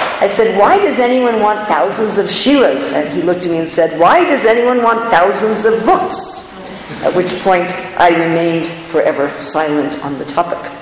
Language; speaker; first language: English; native; English